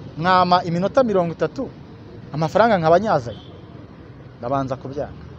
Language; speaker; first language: Kinyarwanda; native; Kinyarwanda